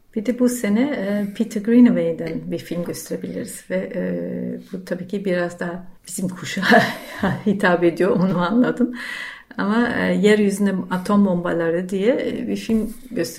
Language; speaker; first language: Turkish; non-native, fluent; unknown